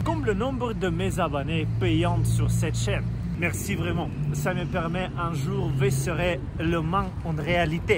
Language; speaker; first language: French; non-native, learner; Russian